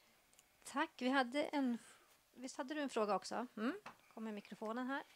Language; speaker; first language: Swedish; native; Swedish